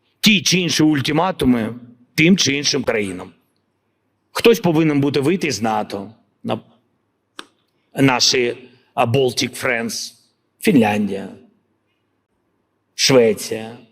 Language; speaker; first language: Ukrainian; non-native, local second language; Russian